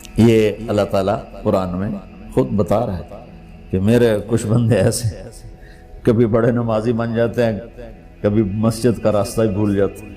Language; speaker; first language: Urdu; non-native, local second language; Punjabi